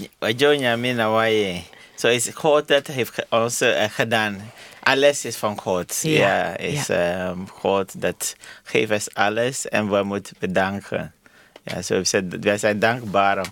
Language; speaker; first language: Dutch; non-native, learner; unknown